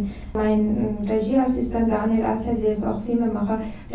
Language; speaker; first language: German; non-native, fluent; Persian